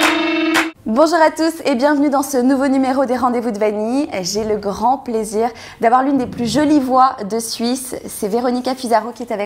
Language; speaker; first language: French; native; French